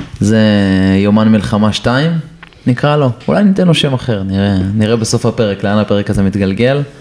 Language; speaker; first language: Hebrew; native; Hebrew